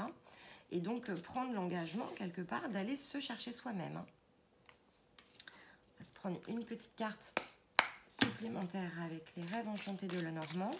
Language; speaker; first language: French; native; French